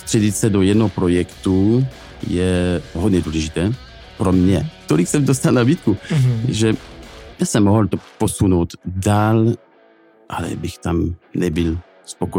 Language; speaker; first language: Czech; non-native, fluent; French